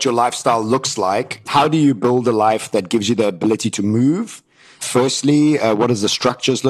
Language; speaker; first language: English; native; English